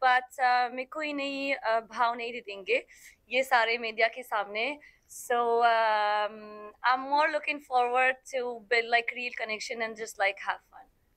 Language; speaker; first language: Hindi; non-native, learner; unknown